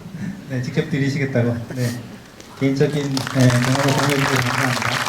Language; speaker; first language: Korean; native; Korean